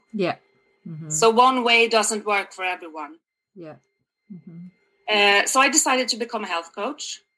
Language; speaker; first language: English; non-native, fluent; Swedish